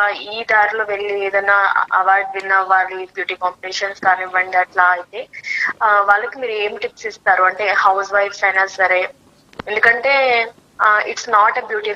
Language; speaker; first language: Telugu; native; Telugu